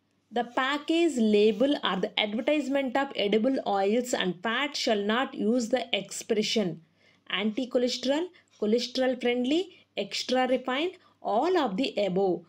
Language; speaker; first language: English; non-native, local second language; Telugu